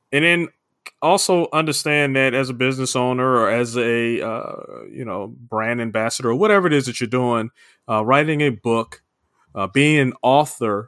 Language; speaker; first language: English; native; English